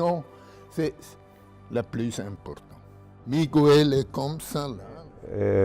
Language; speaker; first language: French; non-native, local second language; German